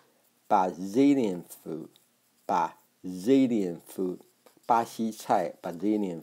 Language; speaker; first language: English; non-native, fluent; Chinese